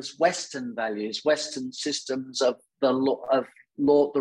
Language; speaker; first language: English; native; English